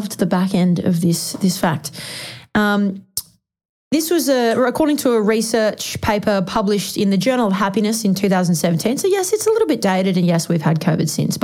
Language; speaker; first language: English; native; English